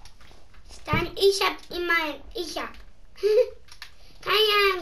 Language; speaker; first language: German; non-native, learner; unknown